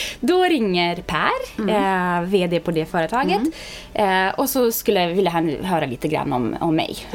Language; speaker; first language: Swedish; non-native, fluent; Romanian